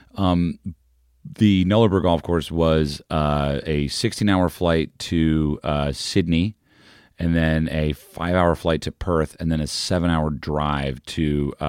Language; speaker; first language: English; native; English